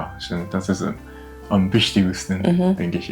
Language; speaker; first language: German; non-native, learner; Japanese